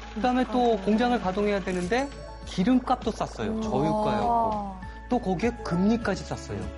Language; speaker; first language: Korean; native; Korean